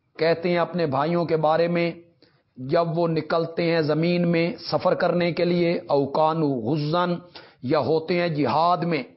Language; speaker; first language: Urdu; non-native, local second language; Punjabi